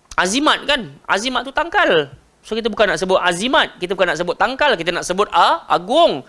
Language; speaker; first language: Malay; native; Malay